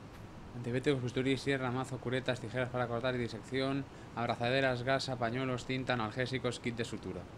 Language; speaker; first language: Spanish; native; Spanish